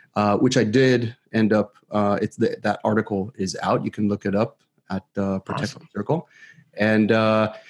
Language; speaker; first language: English; non-native, fluent; Hebrew